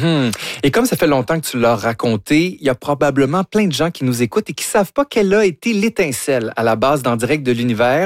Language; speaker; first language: French; native; French